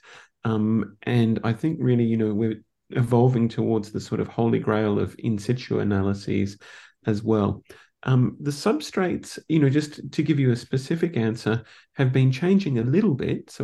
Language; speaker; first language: English; native; English